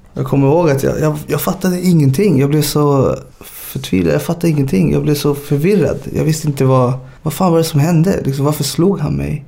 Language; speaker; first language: Swedish; early bilingual, other home language; Spanish